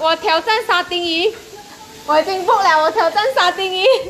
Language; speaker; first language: Chinese; native; Chinese